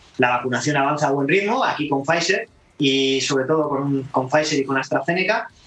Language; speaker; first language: Spanish; native; Spanish